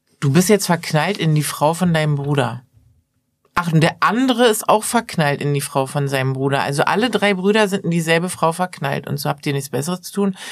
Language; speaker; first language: German; early bilingual, other home language; Persian